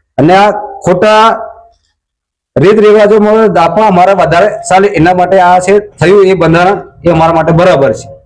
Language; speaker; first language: Gujarati; non-native, local second language; Bhili